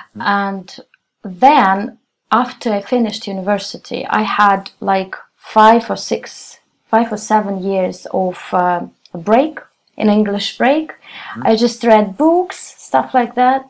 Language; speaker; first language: English; non-native, fluent; Russian